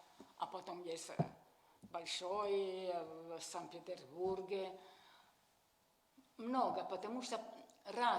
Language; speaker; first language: Russian; non-native, learner; Italian